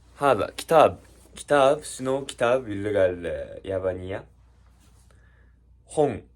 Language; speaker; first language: Arabic; non-native, learner; Japanese